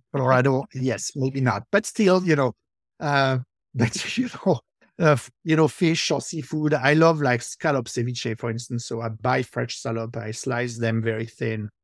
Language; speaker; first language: English; non-native, fluent; French